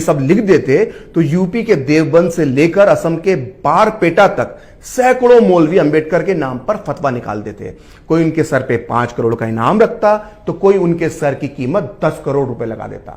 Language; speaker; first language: Hindi; native; Hindi